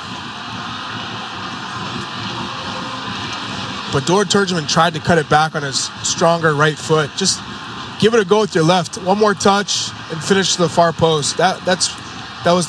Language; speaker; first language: English; native; English